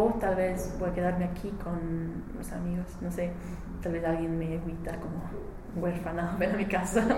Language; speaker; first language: Spanish; non-native, learner; English